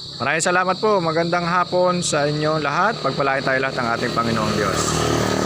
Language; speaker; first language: Filipino; native; Filipino